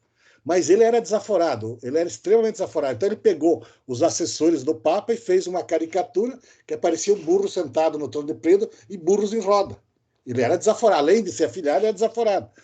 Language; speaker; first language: Portuguese; native; Portuguese